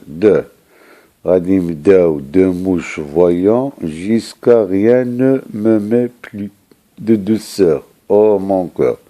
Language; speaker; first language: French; non-native, local second language; Arabic